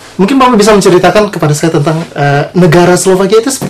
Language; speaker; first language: Indonesian; native; Indonesian